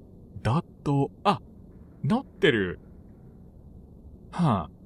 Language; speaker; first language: Japanese; non-native, fluent; English